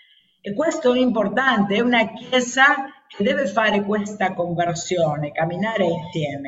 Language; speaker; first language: Italian; non-native, learner; Spanish